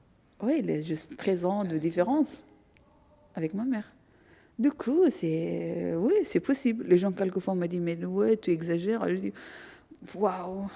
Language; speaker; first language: French; non-native, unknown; Persian